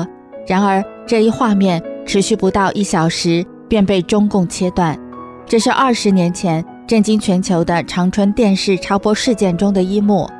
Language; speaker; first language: Chinese; native; Chinese